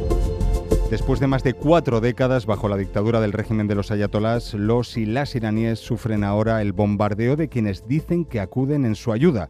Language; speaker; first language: Spanish; native; Spanish